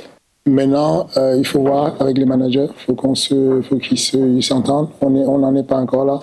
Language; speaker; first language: French; native; French